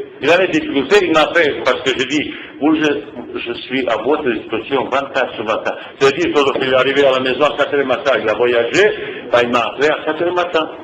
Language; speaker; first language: French; non-native, fluent; Bosnian